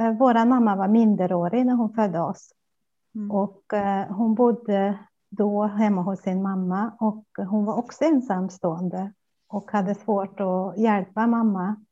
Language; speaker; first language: Swedish; early bilingual, other home language; Spanish